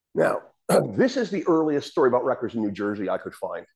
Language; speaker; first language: English; native; English